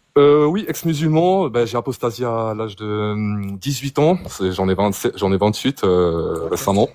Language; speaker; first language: French; early bilingual, other home language; Arabic